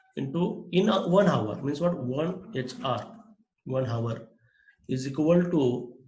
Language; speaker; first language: English; non-native, local second language; Marathi